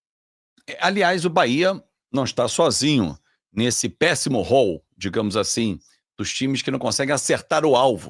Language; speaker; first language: Portuguese; native; Portuguese